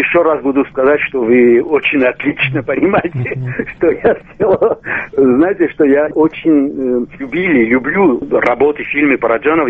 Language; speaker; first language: Russian; non-native, local second language; Armenian